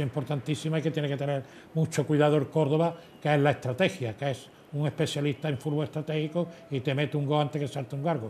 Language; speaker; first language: Spanish; native; Spanish